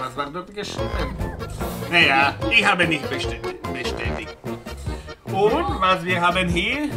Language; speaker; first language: German; non-native, learner; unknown